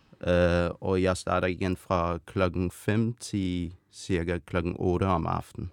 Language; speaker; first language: Danish; non-native, fluent; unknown